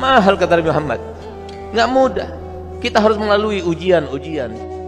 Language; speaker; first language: Indonesian; native; Indonesian